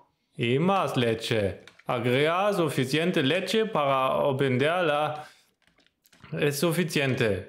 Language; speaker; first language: Spanish; non-native, learner; German